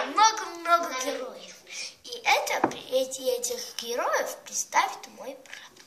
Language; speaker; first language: Russian; non-native, learner; Armenian